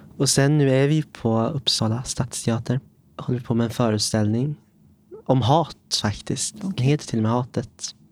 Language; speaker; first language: Swedish; native; Swedish